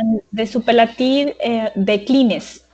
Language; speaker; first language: English; non-native, learner; Spanish